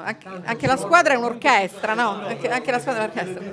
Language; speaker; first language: Italian; native; Italian